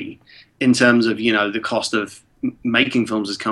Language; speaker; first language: English; early bilingual, other home language; Czech